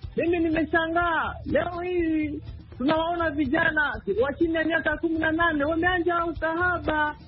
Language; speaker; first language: Swahili; non-native, local second language; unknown